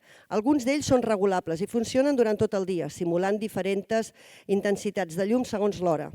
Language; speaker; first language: Catalan; native; Catalan